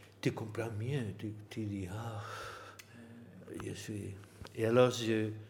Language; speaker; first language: French; non-native, learner; Spanish